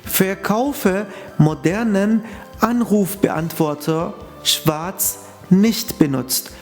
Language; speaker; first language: German; non-native, fluent; Turkish